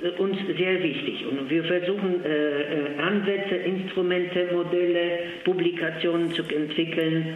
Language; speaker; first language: German; non-native, fluent; Polish